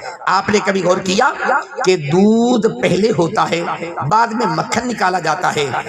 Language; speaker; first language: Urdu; non-native, local second language; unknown